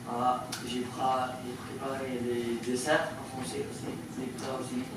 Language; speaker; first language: French; non-native, learner; Hindi